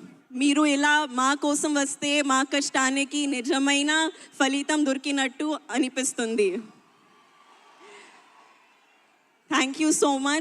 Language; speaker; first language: Telugu; non-native, local second language; Hindi